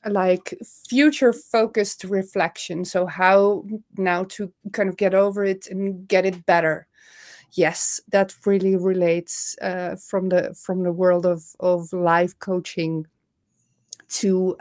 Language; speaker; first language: English; non-native, fluent; Dutch